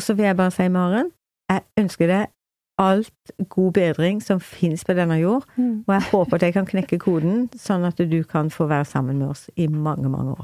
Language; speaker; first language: Norwegian; native; Norwegian